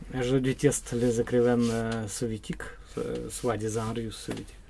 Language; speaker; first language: French; non-native, learner; Russian